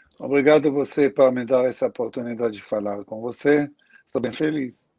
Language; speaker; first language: Portuguese; non-native, learner; Hebrew